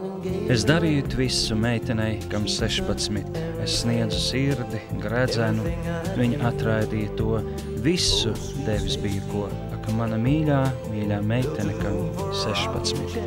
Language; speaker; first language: Latvian; native; Latvian